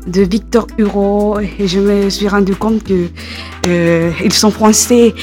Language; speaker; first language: French; non-native, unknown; Spanish